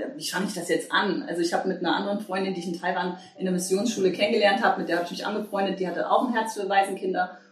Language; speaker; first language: German; native; German